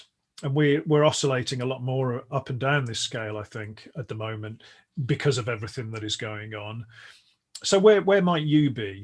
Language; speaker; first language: English; native; English